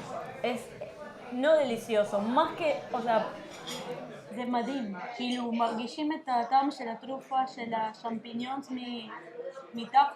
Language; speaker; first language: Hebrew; non-native, fluent; Spanish